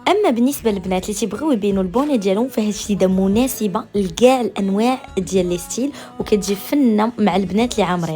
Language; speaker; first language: Arabic; native; Arabic